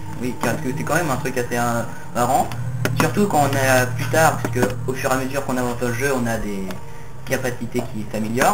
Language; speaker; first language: French; native; French